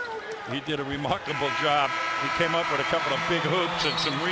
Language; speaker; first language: English; native; English